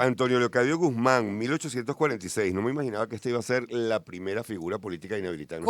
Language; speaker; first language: Spanish; native; Spanish